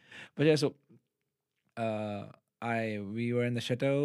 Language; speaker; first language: English; non-native, local second language; Urdu